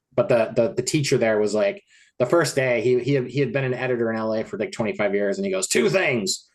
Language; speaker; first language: English; native; English